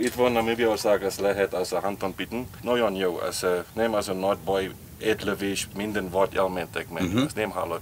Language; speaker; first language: Hungarian; non-native, learner; Afrikaans